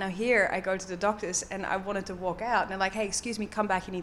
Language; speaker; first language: English; non-native, fluent; Dutch